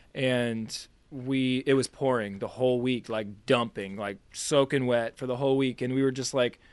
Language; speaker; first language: English; native; English